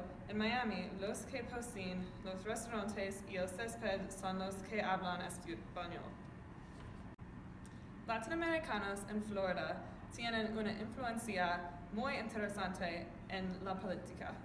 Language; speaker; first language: Spanish; non-native, learner; English